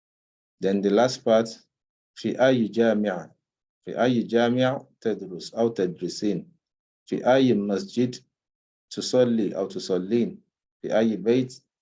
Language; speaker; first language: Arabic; non-native, fluent; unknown